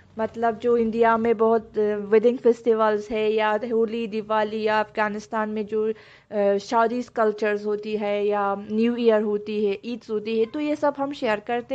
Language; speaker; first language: Hindi; non-native, fluent; Persian